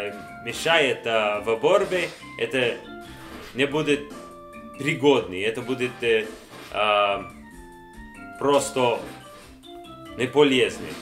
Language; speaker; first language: Russian; non-native, learner; English